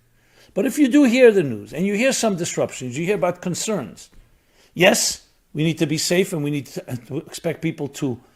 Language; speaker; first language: English; native; English